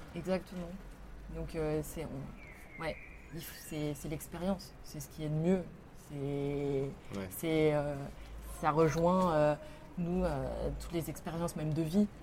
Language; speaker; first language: French; native; French